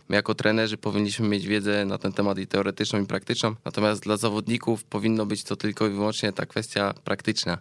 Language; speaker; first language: Polish; native; Polish